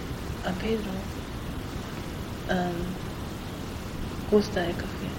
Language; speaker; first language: Spanish; non-native, learner; French